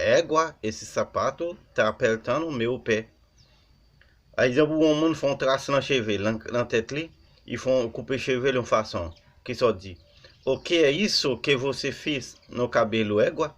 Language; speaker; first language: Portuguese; non-native, learner; Haitian Creole